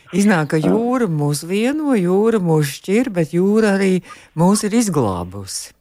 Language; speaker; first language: Latvian; native; Latvian